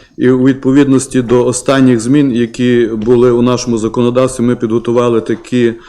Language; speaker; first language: Ukrainian; native; Ukrainian